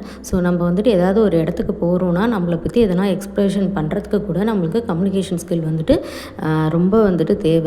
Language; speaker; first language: Tamil; native; Tamil